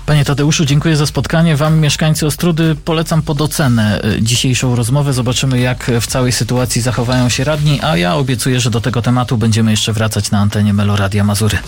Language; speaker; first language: Polish; native; Polish